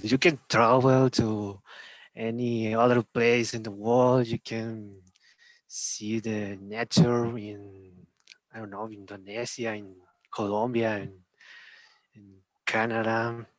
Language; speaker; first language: English; non-native, learner; Spanish